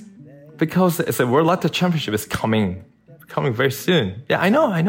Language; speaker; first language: English; non-native, learner; Korean